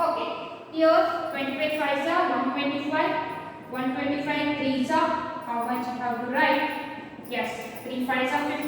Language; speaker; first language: English; non-native, local second language; Kannada